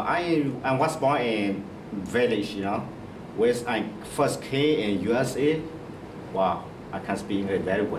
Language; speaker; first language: English; non-native, learner; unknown